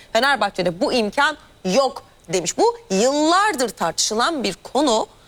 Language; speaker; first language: Turkish; native; Turkish